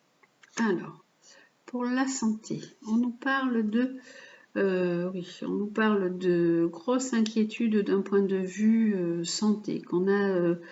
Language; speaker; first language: French; native; French